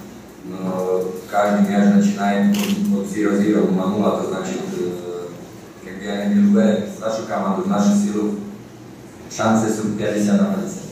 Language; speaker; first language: Russian; non-native, learner; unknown